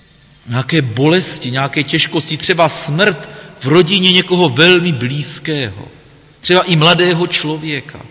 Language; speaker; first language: Czech; native; Czech